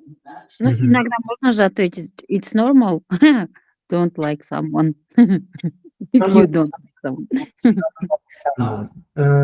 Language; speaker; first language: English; non-native, learner; Russian